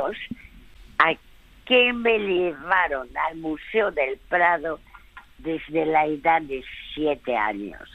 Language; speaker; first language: Spanish; early bilingual, other home language; French